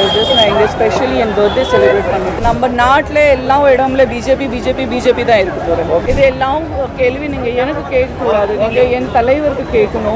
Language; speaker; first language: Tamil; non-native, fluent; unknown